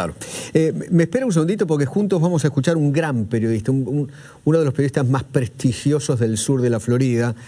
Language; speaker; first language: Spanish; native; Spanish